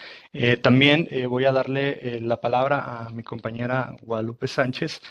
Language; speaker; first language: Spanish; native; Spanish